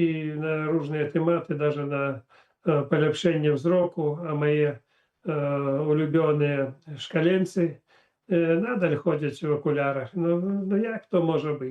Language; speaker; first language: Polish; non-native, fluent; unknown